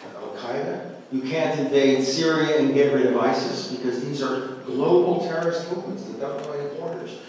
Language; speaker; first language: English; native; English